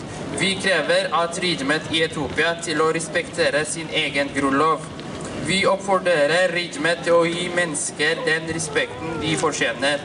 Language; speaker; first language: Norwegian; non-native, fluent; Oromo